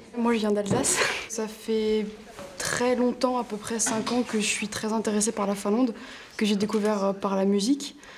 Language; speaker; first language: French; native; French